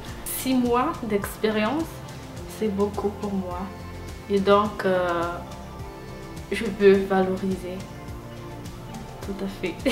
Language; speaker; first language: French; non-native, local second language; Malagasy